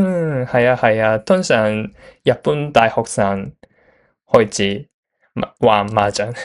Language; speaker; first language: Cantonese; non-native, learner; Japanese